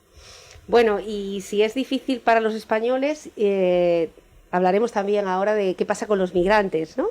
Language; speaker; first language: Spanish; native; Spanish